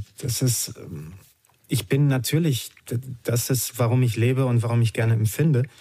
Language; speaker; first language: German; early bilingual, other home language; Romanian